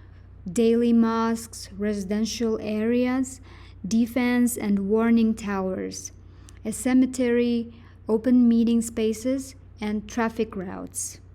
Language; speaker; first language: English; non-native, fluent; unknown